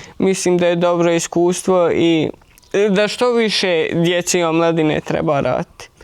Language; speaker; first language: Bosnian; early bilingual, heritage; Bosnian